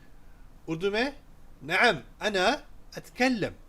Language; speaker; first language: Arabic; non-native, fluent; Urdu